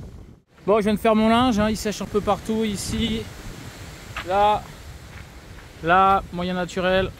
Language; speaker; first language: French; native; French